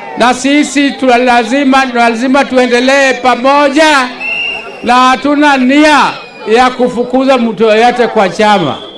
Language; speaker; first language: Swahili; non-native, local second language; Luo (Kenya and Tanzania)